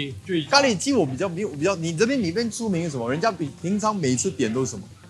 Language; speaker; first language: Chinese; non-native, local second language; English